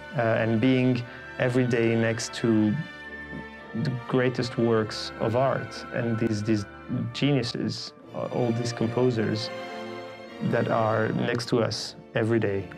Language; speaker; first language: English; non-native, fluent; French